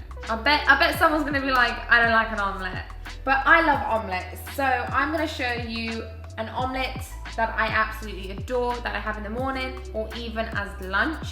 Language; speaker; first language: English; native; English